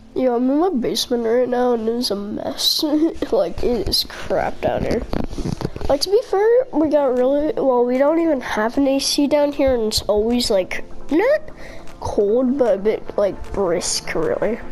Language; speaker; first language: English; native; English